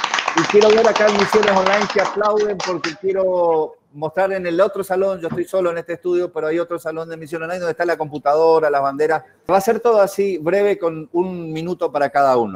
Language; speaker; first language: Spanish; native; Spanish